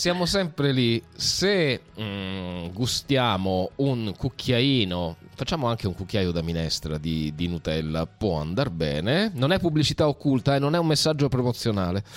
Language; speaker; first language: Italian; native; Italian